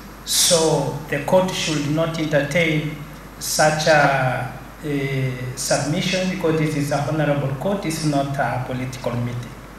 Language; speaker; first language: English; non-native, local second language; Swahili